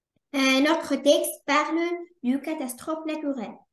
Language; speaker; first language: French; non-native, learner; Arabic